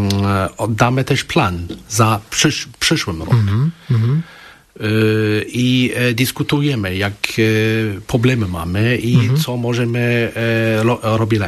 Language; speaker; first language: Polish; non-native, learner; Chinese